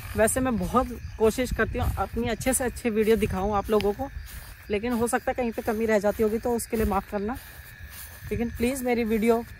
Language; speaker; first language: Hindi; native; Hindi